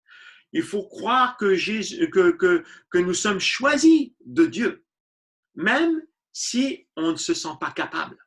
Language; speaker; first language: French; native; French